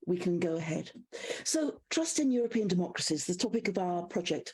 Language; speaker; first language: English; native; English